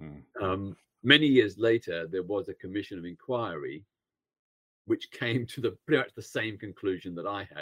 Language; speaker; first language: English; native; English